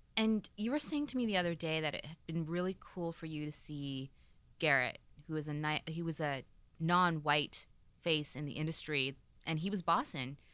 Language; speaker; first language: English; native; English